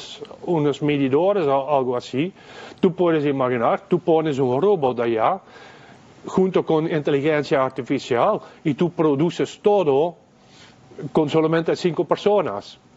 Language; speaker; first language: Spanish; non-native, fluent; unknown